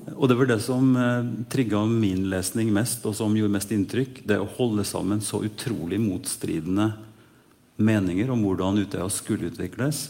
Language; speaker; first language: Norwegian; native; Norwegian